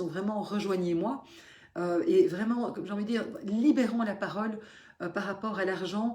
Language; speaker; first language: French; native; French